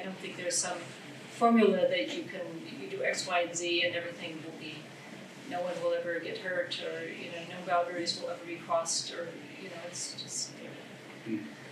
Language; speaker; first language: English; native; English